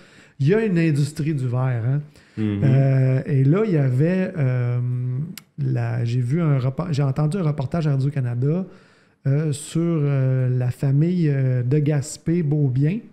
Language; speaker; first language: French; native; French